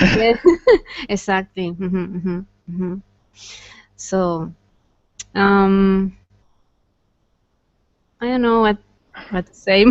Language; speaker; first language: English; non-native, fluent; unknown